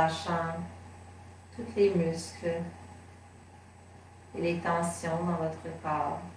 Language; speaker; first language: French; native; French